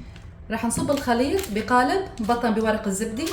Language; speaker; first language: Arabic; native; Arabic